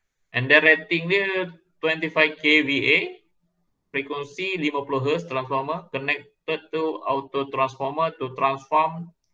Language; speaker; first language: English; non-native, local second language; Malay